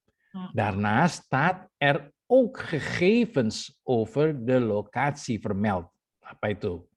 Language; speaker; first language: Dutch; non-native, fluent; Indonesian